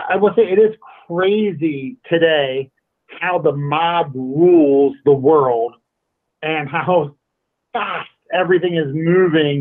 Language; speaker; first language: English; native; English